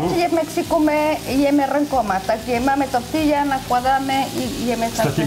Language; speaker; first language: Polish; non-native, learner; Spanish